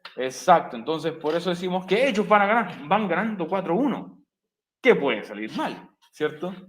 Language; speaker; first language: Spanish; native; Spanish